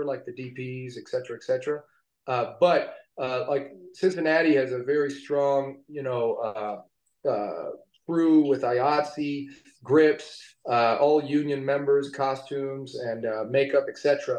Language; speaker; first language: English; native; English